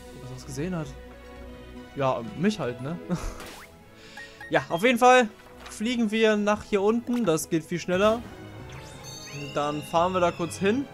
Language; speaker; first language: German; native; German